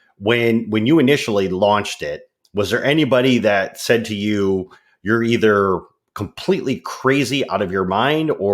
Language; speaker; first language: English; native; English